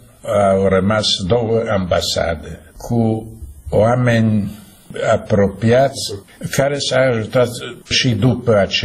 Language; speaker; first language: Romanian; non-native, fluent; Czech